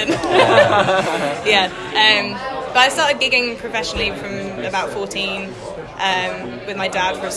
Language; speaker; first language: English; native; English